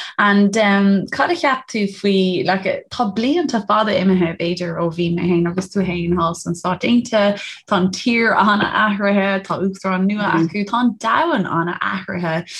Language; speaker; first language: Irish; non-native, local second language; English